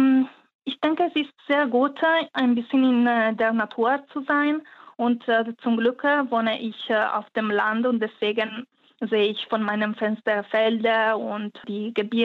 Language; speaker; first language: German; non-native, learner; Italian